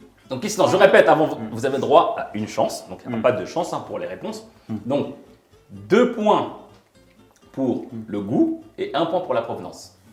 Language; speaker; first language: French; native; French